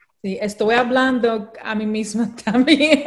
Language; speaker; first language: Spanish; non-native, learner; English